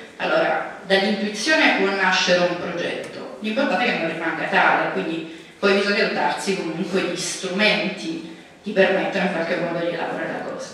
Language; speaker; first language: Italian; native; Italian